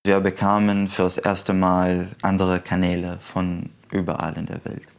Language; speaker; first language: German; non-native, fluent; Arabic